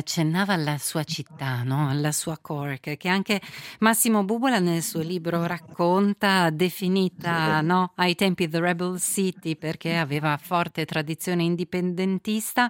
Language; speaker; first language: Italian; native; Italian